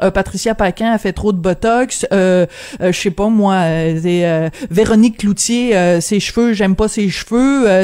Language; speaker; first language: French; native; French